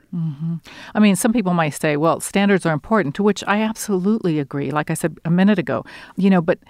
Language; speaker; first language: English; early bilingual, other home language; Spanish